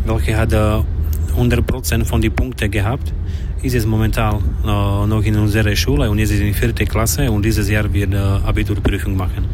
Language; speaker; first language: German; non-native, fluent; Slovak